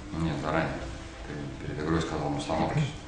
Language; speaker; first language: Russian; native; Russian